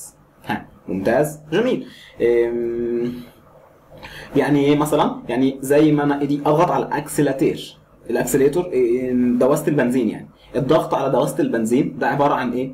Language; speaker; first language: Arabic; native; Arabic